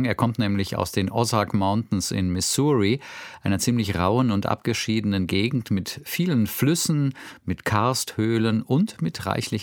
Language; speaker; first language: German; native; German